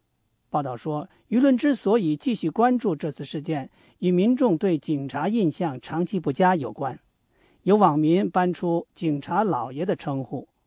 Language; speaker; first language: Chinese; native; Chinese